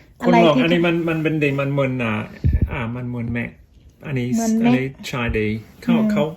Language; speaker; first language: Thai; early bilingual, heritage; Thai